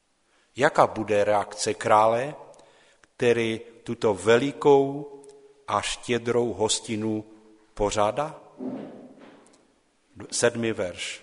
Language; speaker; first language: Czech; non-native, local second language; Polish